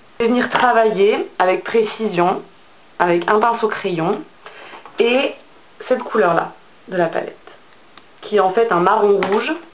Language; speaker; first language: French; native; French